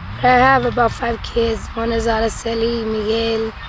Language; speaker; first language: English; non-native, fluent; Spanish